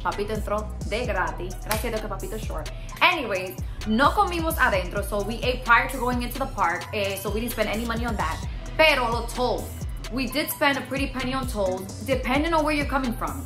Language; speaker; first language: English; early bilingual, other home language; Spanish